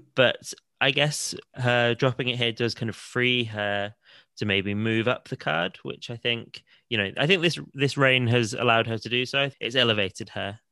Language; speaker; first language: English; native; English